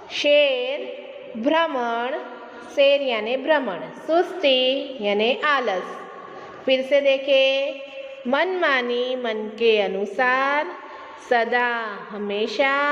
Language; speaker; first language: Hindi; non-native, local second language; Gujarati